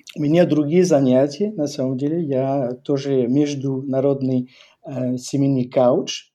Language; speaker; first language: Russian; non-native, fluent; French